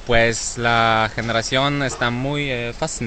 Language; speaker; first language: Spanish; non-native, learner; Polish